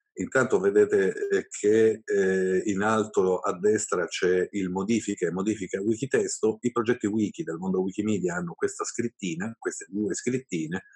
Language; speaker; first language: Italian; native; Italian